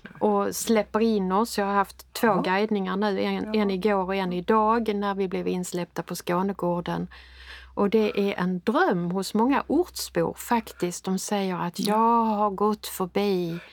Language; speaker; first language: Swedish; native; Swedish